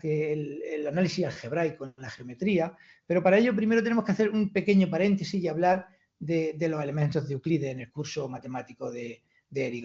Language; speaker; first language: Spanish; native; Spanish